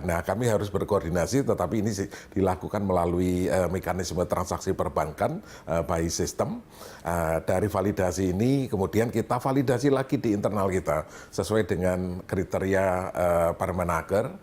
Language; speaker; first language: Indonesian; native; Indonesian